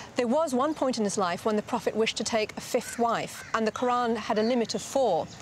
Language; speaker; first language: English; native; English